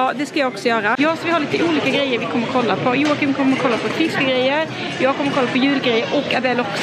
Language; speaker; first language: Swedish; native; Swedish